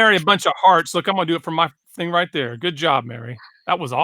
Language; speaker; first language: English; native; English